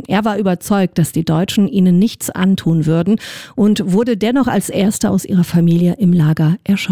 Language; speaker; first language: German; native; German